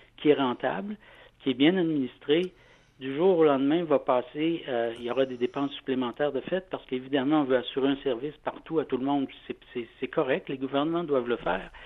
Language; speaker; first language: French; native; French